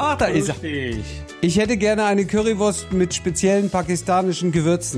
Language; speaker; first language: German; native; German